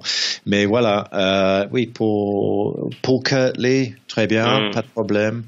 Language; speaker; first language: French; non-native, learner; English